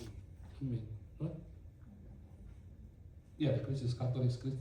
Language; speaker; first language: Dutch; non-native, learner; Indonesian